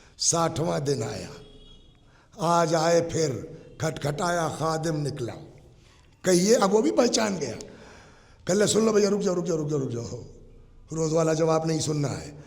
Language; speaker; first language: Urdu; native; Urdu